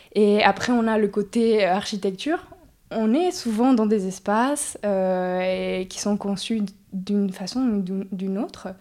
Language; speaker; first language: French; early bilingual, other home language; Spanish